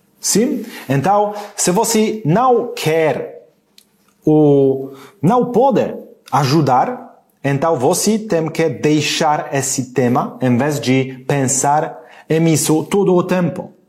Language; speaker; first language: Portuguese; non-native, learner; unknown